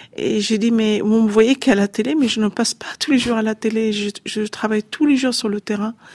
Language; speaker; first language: French; non-native, fluent; Arabic